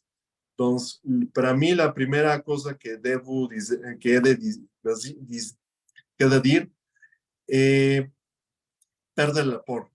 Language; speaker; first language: Catalan; non-native, fluent; Spanish